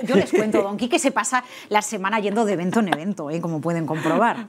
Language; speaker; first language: Spanish; native; Spanish